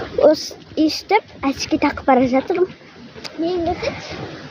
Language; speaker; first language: Kazakh; non-native, local second language; Russian